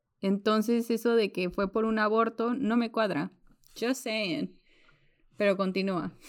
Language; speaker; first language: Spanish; early bilingual, heritage; Spanish